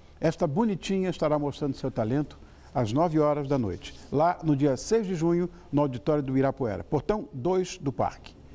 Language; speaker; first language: Portuguese; native; Portuguese